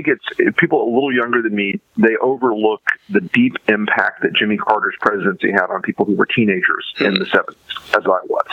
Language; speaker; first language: English; native; English